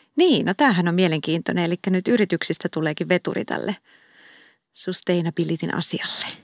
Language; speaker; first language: Finnish; native; Finnish